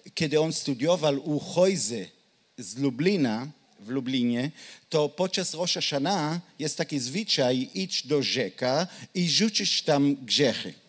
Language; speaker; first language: Polish; non-native, learner; Hebrew